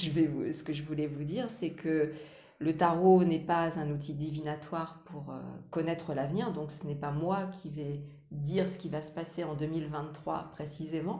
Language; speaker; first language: French; native; French